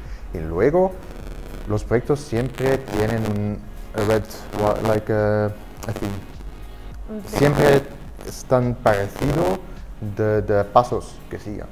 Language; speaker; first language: Spanish; non-native, fluent; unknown